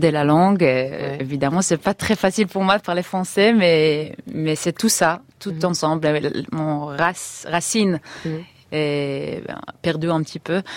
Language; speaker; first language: French; non-native, learner; Hebrew